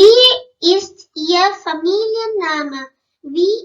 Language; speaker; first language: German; non-native, learner; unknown